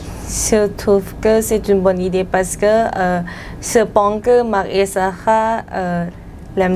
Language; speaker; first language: French; non-native, learner; Thai